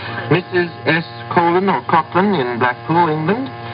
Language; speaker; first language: English; non-native, fluent; Dutch